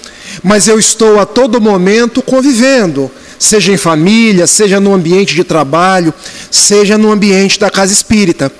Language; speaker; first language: Portuguese; native; Portuguese